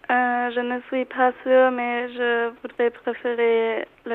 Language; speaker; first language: French; non-native, learner; German